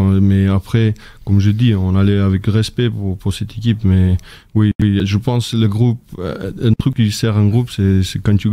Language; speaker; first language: French; non-native, fluent; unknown